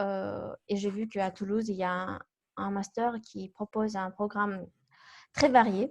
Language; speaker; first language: French; non-native, fluent; Kazakh